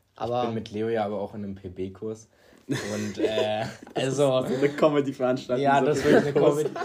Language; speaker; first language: German; early bilingual, other home language; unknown